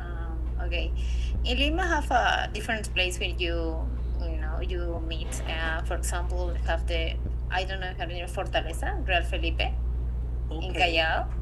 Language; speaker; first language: English; non-native, learner; Spanish